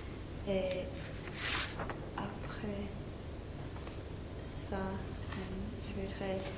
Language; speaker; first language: French; non-native, learner; English